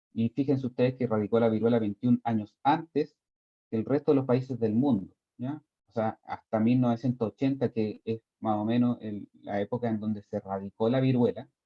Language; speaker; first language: Spanish; native; Spanish